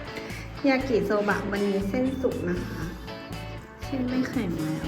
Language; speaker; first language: Thai; native; Thai